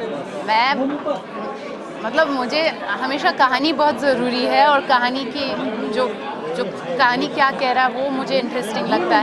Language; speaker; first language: Hindi; non-native, local second language; French